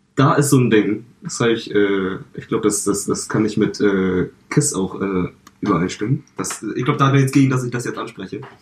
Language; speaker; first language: German; early bilingual, other home language; Vietnamese